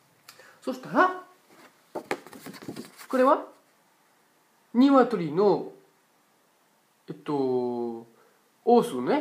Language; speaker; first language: Japanese; non-native, fluent; French